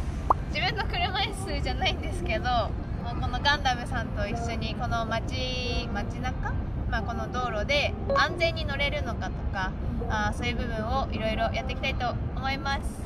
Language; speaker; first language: Japanese; native; Japanese